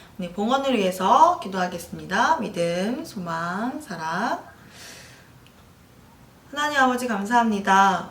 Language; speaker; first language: Korean; native; Korean